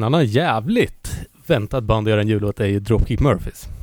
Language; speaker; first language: Swedish; native; Swedish